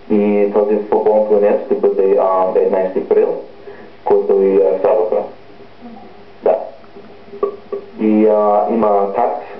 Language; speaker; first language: Bulgarian; non-native, learner; English